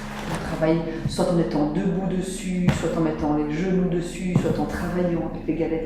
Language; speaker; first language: French; native; French